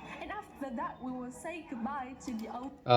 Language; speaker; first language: English; non-native, learner; Vietnamese